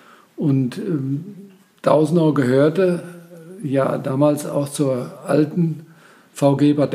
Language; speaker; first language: German; native; German